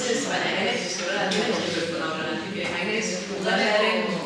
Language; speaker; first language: Basque; native; Basque